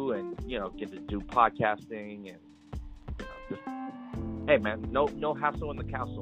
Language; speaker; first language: English; native; English